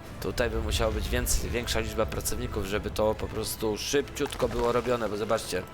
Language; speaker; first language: Polish; native; Polish